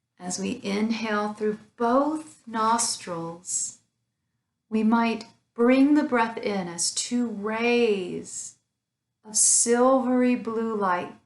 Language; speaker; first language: English; native; English